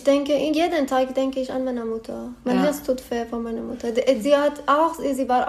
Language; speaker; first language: German; non-native, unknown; Persian